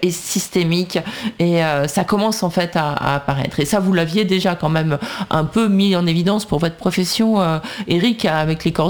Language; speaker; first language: French; native; French